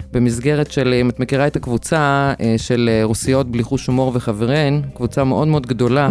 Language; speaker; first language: Hebrew; non-native, fluent; Lithuanian